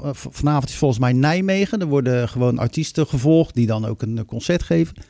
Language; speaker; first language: Dutch; native; Dutch